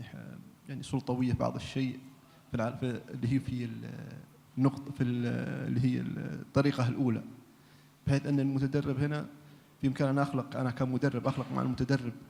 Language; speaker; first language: Arabic; native; Arabic